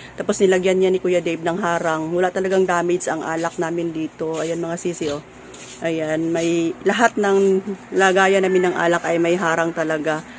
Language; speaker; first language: Filipino; non-native, local second language; Cebuano